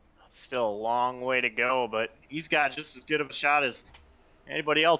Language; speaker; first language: English; native; English